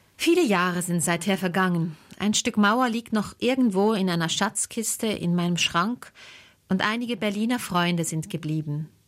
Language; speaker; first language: German; native; German